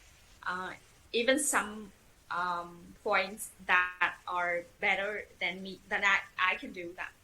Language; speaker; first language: English; non-native, fluent; Vietnamese